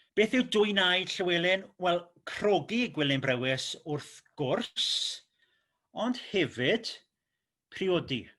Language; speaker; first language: Welsh; native; Welsh